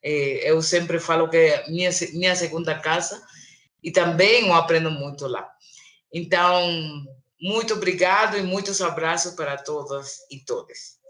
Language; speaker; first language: Portuguese; non-native, learner; Spanish